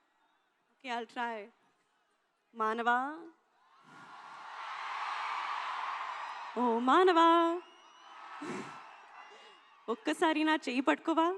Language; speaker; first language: Telugu; non-native, learner; Hindi